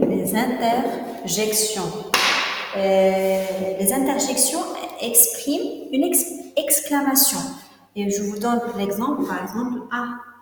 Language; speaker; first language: French; non-native, local second language; Arabic